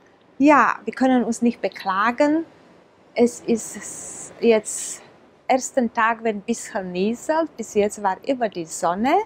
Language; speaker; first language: German; non-native, fluent; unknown